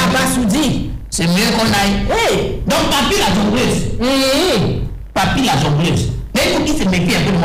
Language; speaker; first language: French; native; French